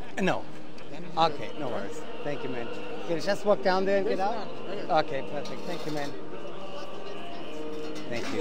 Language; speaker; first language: English; non-native, fluent; German